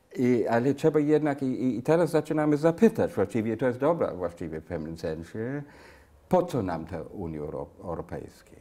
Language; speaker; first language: Polish; non-native, fluent; English